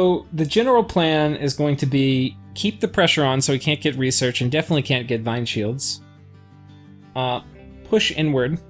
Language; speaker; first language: English; native; English